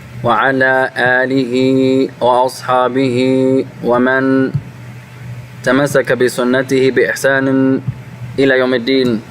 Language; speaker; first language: Arabic; non-native, fluent; English